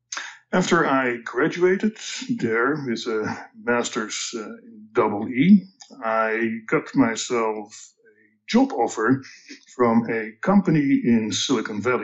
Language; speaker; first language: English; non-native, fluent; Dutch